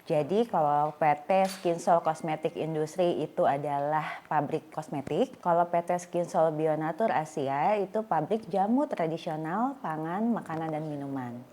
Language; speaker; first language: Indonesian; native; Indonesian